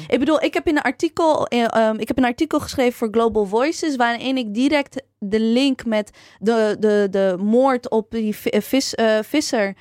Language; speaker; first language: Dutch; early bilingual, other home language; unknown